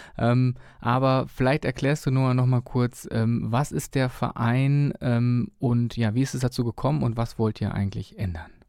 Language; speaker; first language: German; native; German